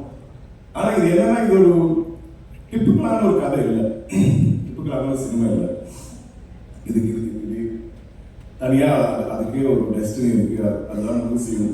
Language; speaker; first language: Tamil; non-native, fluent; Malayalam